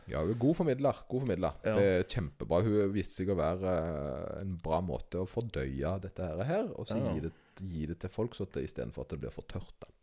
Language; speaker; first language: Norwegian; native; Norwegian